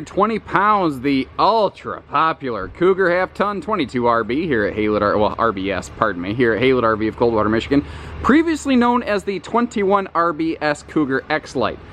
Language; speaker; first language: English; native; English